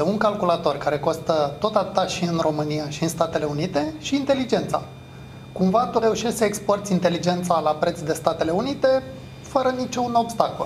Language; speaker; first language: Romanian; native; Romanian